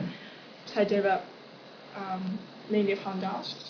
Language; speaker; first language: French; non-native, learner; English